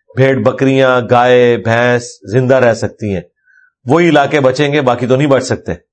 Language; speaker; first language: Urdu; non-native, local second language; Punjabi